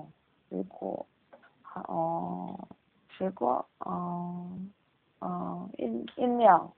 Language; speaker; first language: Chinese; non-native, learner; Korean